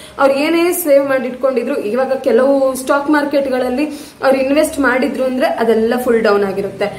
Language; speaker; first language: Kannada; non-native, local second language; Tulu